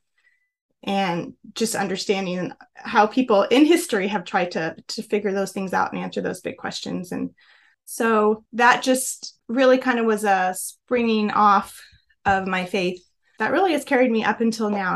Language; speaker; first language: English; native; English